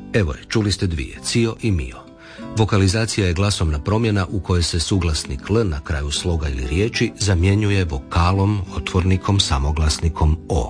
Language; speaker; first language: Serbian; native; Serbian